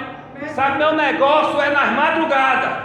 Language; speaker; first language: Portuguese; native; Portuguese